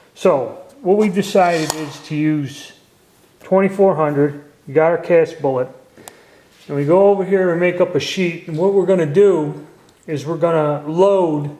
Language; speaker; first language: English; native; English